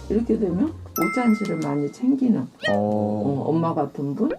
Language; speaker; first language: Korean; native; Korean